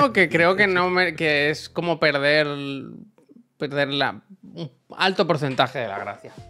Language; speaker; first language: Spanish; native; Spanish